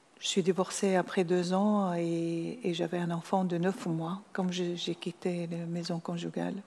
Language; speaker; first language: French; non-native, fluent; Arabic